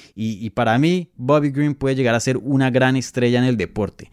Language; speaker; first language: Spanish; native; Spanish